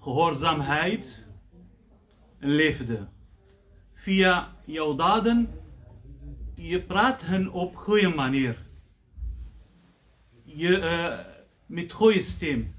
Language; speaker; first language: Dutch; non-native, fluent; Arabic